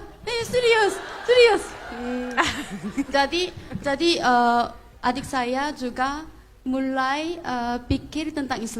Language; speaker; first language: Indonesian; non-native, fluent; Korean